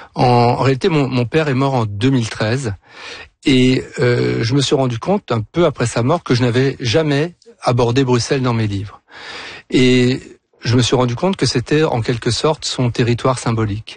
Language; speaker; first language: French; native; French